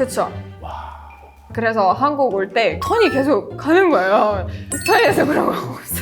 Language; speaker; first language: Korean; non-native, learner; Estonian